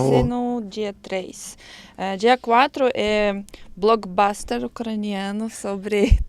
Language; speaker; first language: Portuguese; non-native, learner; Ukrainian